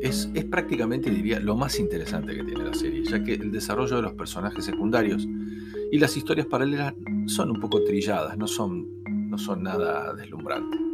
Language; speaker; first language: Spanish; native; Spanish